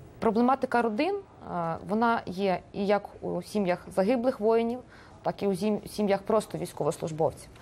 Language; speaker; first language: Ukrainian; native; Ukrainian